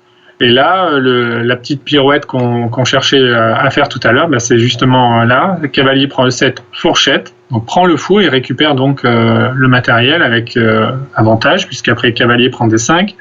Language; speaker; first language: French; native; French